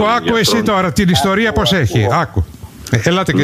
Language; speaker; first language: Greek; native; Greek